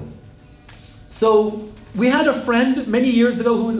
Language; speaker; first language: English; native; English